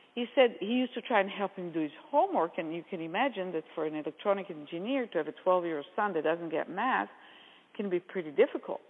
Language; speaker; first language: English; non-native, fluent; Hebrew